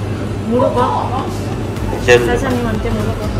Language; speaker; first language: Korean; non-native, learner; Spanish